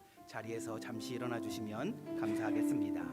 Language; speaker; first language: Korean; native; Korean